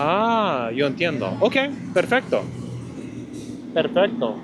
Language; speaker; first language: Spanish; non-native, learner; English